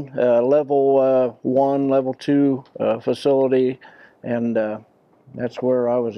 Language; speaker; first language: English; native; English